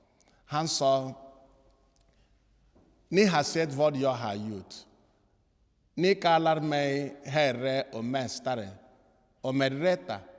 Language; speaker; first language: Swedish; non-native, fluent; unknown